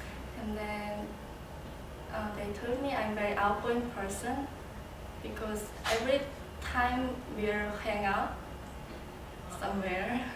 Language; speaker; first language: English; non-native, learner; Korean